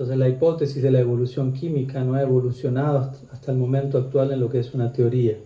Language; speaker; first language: Spanish; native; Spanish